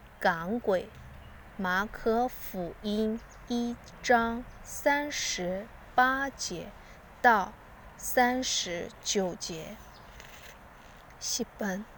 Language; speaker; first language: Chinese; non-native, learner; Korean